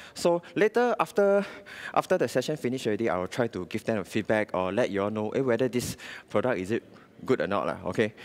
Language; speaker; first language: English; non-native, local second language; Chinese